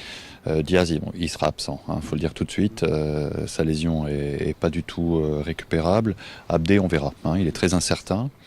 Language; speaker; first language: French; native; French